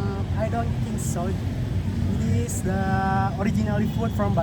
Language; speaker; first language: English; non-native, learner; Indonesian